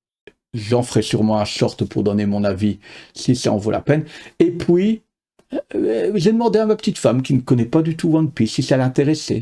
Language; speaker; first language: French; native; French